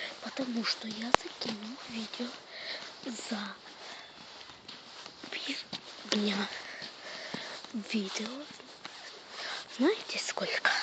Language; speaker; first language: Russian; non-native, local second language; Ukrainian